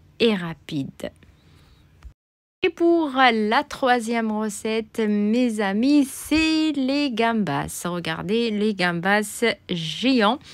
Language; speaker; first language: French; non-native, local second language; Arabic